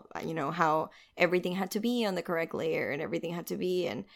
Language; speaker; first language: English; non-native, fluent; Spanish